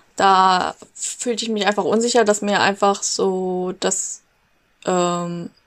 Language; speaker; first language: German; native; German